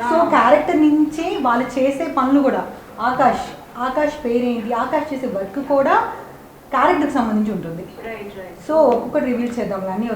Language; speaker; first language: Telugu; native; Telugu